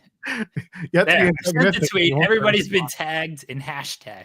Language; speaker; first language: English; native; English